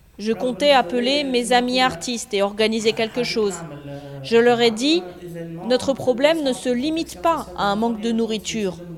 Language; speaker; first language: French; non-native, local second language; Arabic